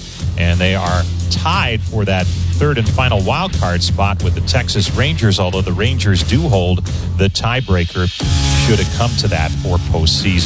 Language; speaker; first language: English; native; English